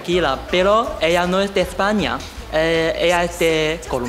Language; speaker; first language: Spanish; non-native, fluent; Chinese